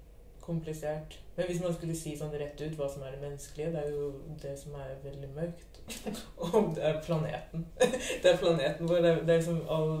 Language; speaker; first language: Norwegian; early bilingual, other home language; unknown